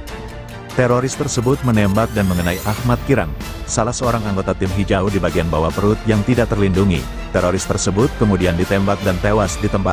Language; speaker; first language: Indonesian; native; Indonesian